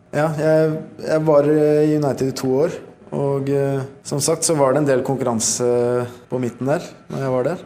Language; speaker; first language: Norwegian; early bilingual, other home language; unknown